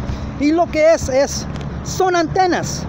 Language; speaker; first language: Spanish; early bilingual, heritage; Spanish